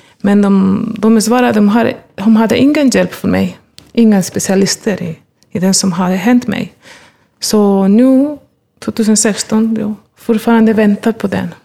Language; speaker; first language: Swedish; non-native, fluent; Spanish